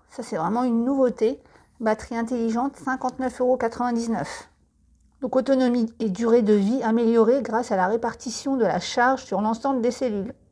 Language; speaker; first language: French; native; French